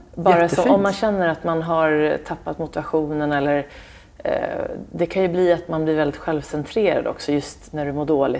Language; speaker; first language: Swedish; native; Swedish